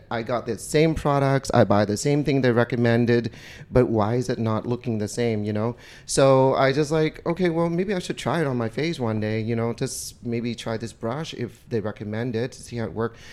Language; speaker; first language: English; non-native, fluent; Vietnamese